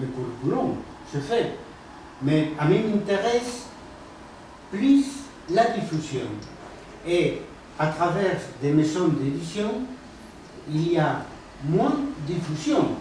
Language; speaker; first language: French; non-native, fluent; Spanish